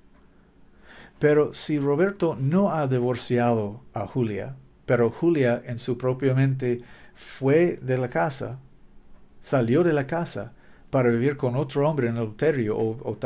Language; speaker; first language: Spanish; non-native, learner; English